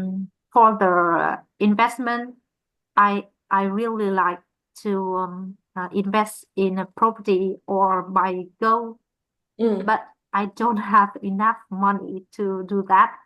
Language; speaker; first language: English; non-native, learner; Vietnamese